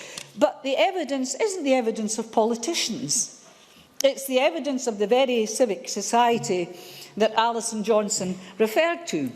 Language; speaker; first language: English; native; English